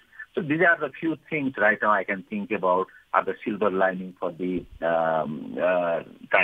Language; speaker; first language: English; non-native, fluent; Nepali